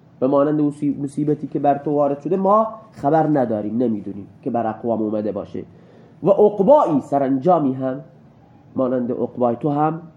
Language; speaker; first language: Persian; non-native, local second language; Baluchi